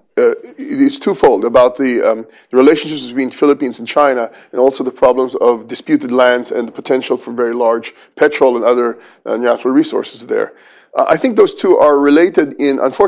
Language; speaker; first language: English; non-native, local second language; Filipino